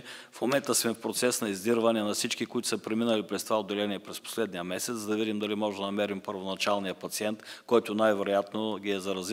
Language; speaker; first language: Bulgarian; native; Bulgarian